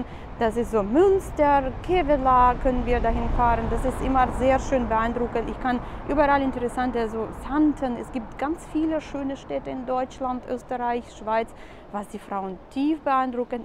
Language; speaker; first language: German; non-native, fluent; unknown